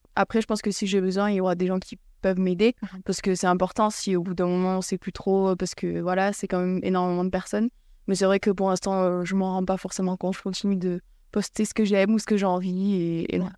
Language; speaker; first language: French; native; French